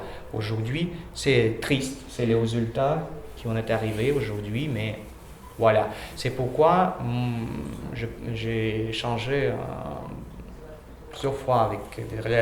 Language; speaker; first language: French; non-native, learner; Russian